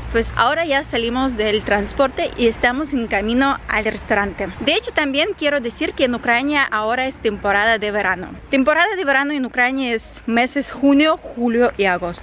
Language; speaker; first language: Spanish; non-native, fluent; Ukrainian